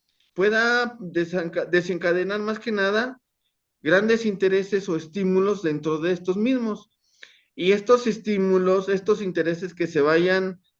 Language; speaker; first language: Spanish; native; Spanish